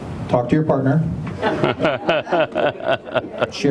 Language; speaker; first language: English; native; English